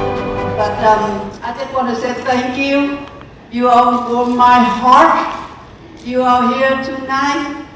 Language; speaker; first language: English; non-native, fluent; Vietnamese